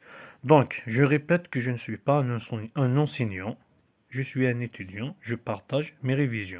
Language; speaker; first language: French; non-native, local second language; Kabyle